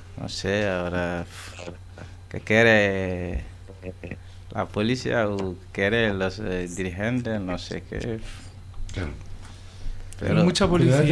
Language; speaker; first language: Spanish; non-native, local second language; Wolof